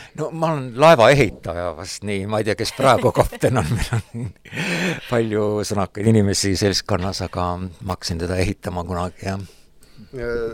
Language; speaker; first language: Estonian; native; Estonian